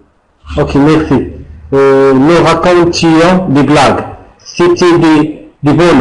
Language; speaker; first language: French; non-native, learner; Arabic